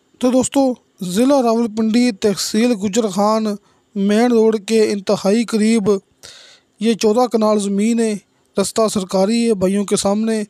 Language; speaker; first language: Urdu; non-native, local second language; Punjabi